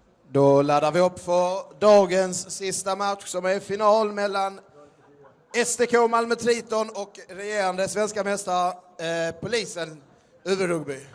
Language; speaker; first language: Swedish; native; Swedish